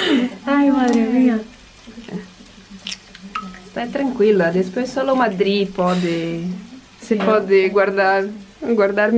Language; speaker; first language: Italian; non-native, learner; Portuguese